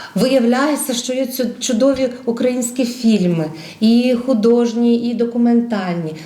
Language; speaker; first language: Ukrainian; non-native, local second language; Bulgarian